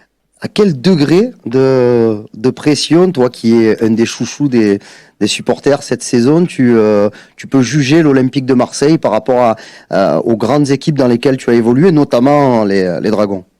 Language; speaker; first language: French; native; French